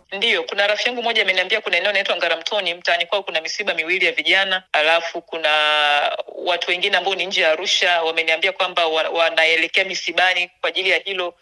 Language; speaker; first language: Swahili; native; Swahili